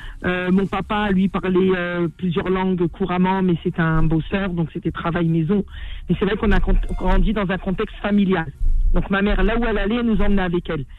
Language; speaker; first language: French; non-native, local second language; Arabic